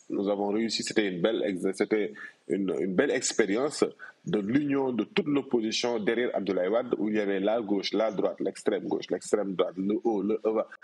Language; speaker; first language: French; non-native, local second language; Wolof